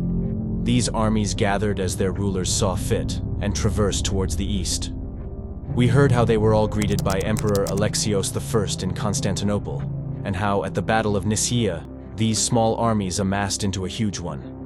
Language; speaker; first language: English; native; English